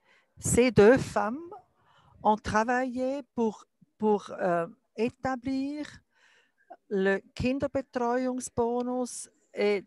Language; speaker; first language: French; non-native, local second language; German